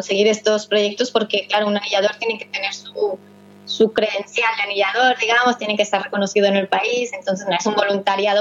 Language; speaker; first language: Spanish; native; Spanish